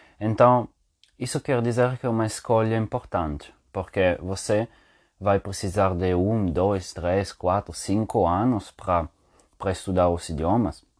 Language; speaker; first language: Portuguese; non-native, learner; Spanish